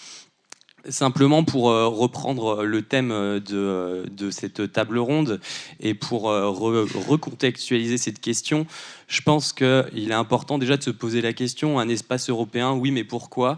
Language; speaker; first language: French; native; French